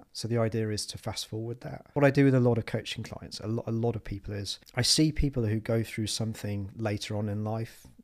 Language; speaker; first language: English; native; English